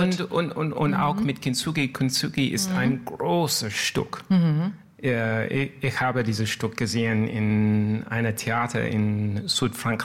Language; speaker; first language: German; non-native, learner; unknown